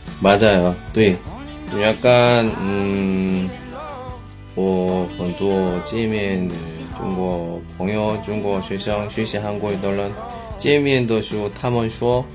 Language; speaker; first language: Chinese; non-native, learner; Korean